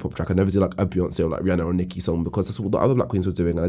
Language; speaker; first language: English; native; English